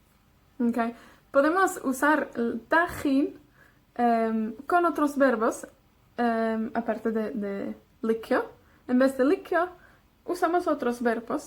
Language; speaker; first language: Spanish; non-native, fluent; Welsh